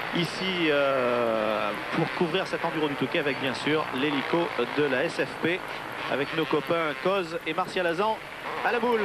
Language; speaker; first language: French; native; French